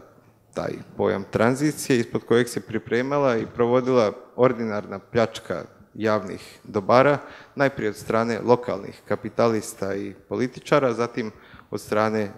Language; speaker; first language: Croatian; native; Croatian